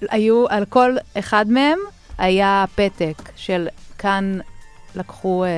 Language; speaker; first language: Hebrew; native; Hebrew